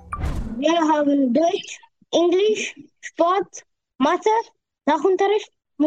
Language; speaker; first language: German; non-native, learner; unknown